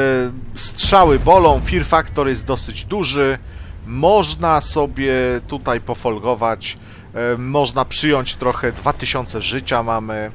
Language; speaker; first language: Polish; native; Polish